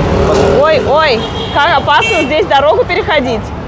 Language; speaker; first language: Russian; native; Russian